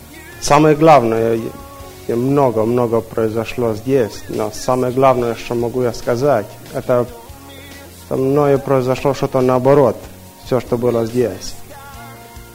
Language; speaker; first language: Russian; early bilingual, heritage; Russian